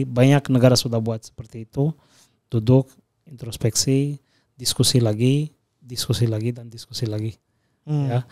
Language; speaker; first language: Indonesian; non-native, fluent; Portuguese